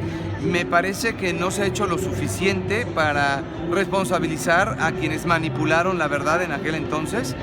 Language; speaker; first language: Spanish; native; Spanish